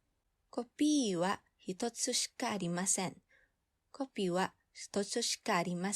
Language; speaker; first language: Japanese; non-native, fluent; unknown